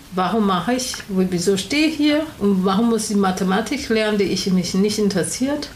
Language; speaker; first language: German; non-native, learner; Chinese